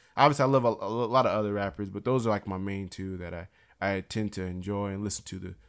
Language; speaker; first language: English; native; English